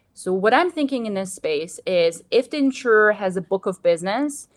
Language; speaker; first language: English; non-native, fluent; Bosnian